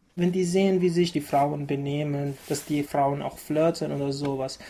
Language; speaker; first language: German; early bilingual, other home language; Bosnian